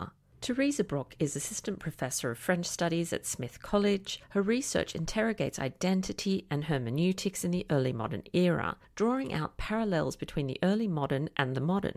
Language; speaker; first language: English; native; English